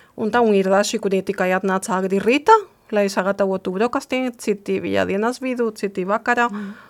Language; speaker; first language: Latvian; non-native, fluent; Spanish